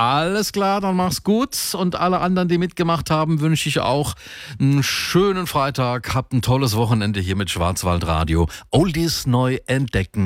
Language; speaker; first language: German; native; German